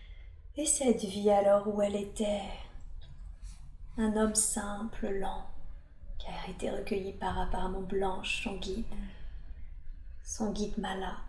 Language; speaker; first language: French; native; French